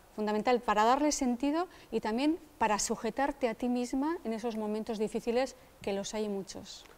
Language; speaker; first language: Spanish; native; Spanish